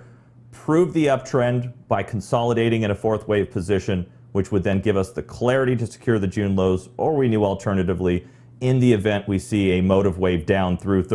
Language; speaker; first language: English; native; English